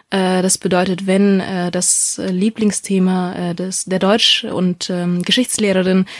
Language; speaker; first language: German; non-native, local second language; Russian